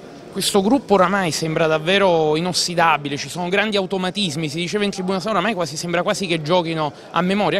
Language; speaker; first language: Italian; native; Italian